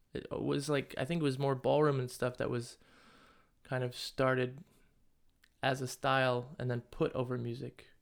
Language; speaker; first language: English; native; English